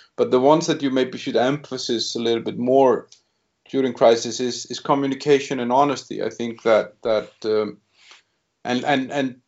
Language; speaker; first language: English; non-native, fluent; Icelandic